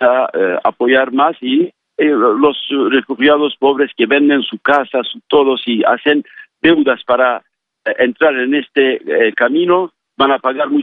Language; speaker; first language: Spanish; non-native, fluent; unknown